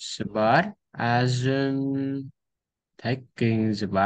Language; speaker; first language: English; non-native, learner; Vietnamese